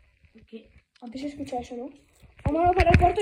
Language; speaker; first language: Spanish; native; Spanish